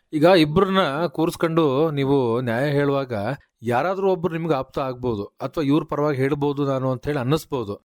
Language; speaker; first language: Kannada; native; Kannada